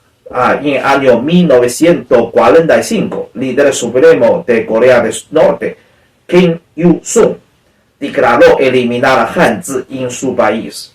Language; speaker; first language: Spanish; non-native, learner; Chinese